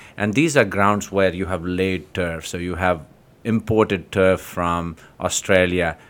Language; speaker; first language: English; non-native, local second language; Kashmiri